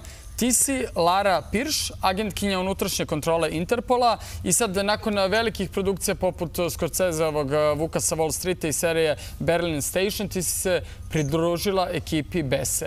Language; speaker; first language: Serbian; native; Serbian